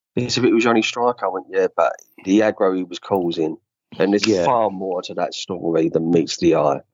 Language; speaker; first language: English; native; English